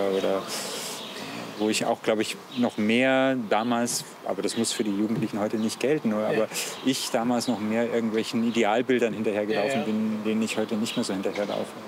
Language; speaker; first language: German; native; German